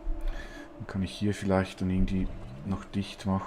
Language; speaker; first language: German; native; German